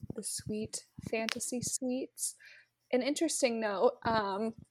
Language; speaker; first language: English; native; English